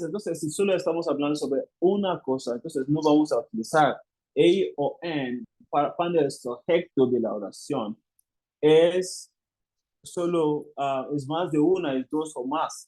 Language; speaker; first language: Spanish; non-native, fluent; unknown